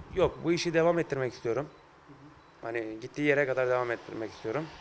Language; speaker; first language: Turkish; native; Turkish